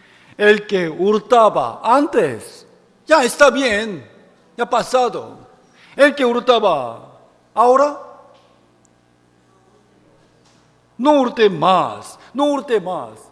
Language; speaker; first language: Spanish; non-native, fluent; Korean